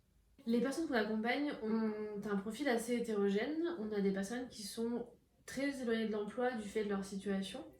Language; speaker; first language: French; native; French